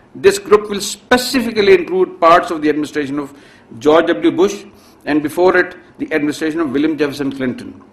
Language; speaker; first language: English; non-native, local second language; Urdu